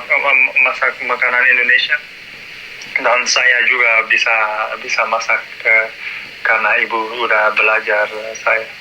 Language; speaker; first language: Indonesian; non-native, learner; Dutch